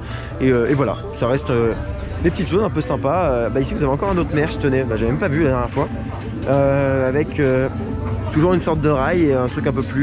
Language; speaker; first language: French; native; French